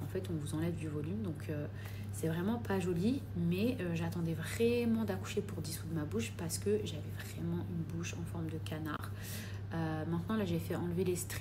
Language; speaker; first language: French; native; French